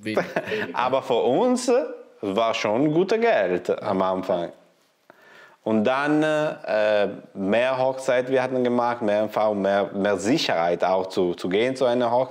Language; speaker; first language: German; non-native, learner; Italian